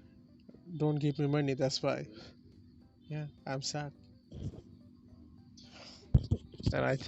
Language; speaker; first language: English; non-native, learner; Bangla